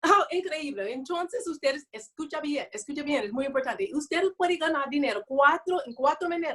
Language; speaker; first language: Spanish; non-native, learner; English